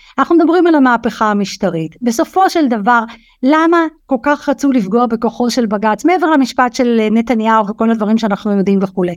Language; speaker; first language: Hebrew; early bilingual, other home language; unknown